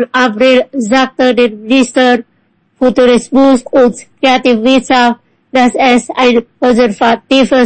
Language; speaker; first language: German; non-native, fluent; Indonesian